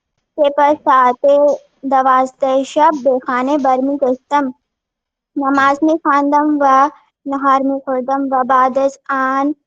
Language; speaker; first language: Persian; non-native, learner; Urdu